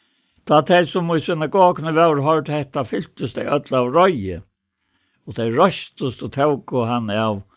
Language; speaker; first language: Danish; non-native, local second language; Faroese